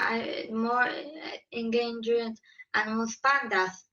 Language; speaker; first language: English; non-native, fluent; Polish